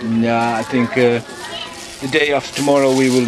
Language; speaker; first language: English; non-native, fluent; Dutch